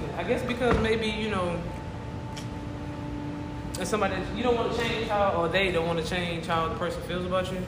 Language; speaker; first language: English; native; English